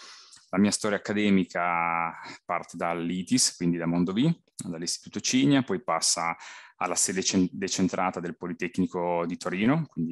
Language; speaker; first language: Italian; native; Italian